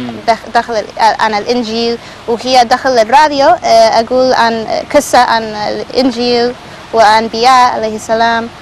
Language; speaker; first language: Arabic; non-native, learner; Spanish